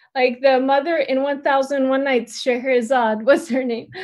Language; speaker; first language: English; early bilingual, other home language; Turkish